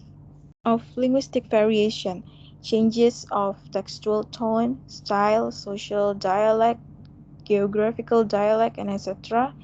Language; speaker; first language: English; non-native, fluent; Indonesian